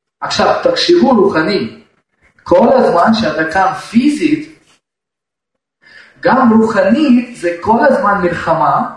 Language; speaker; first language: Hebrew; non-native, fluent; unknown